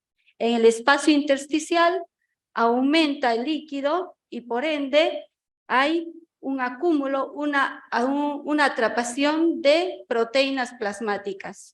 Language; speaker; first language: Spanish; native; Spanish